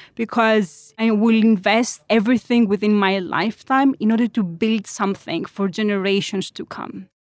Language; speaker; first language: English; non-native, fluent; Greek